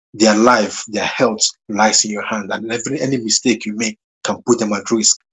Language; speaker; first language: English; non-native, local second language; Igbo